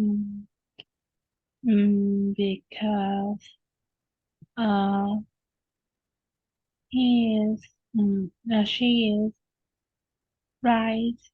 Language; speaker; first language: English; non-native, learner; Vietnamese